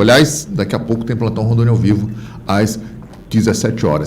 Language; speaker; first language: Portuguese; native; Portuguese